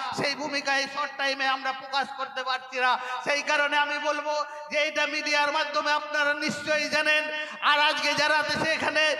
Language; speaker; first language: Bangla; non-native, local second language; Santali